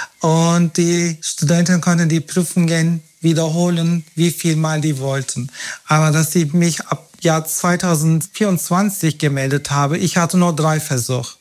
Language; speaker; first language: German; non-native, fluent; Turkish